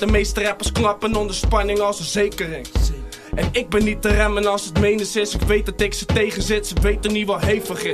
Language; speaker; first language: Dutch; native; Dutch